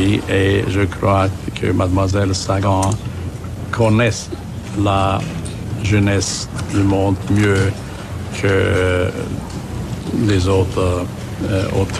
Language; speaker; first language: French; non-native, fluent; German